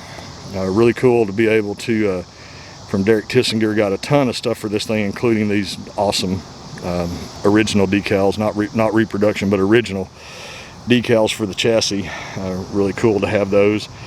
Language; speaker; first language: English; native; English